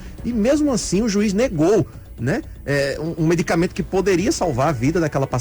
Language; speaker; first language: Portuguese; native; Portuguese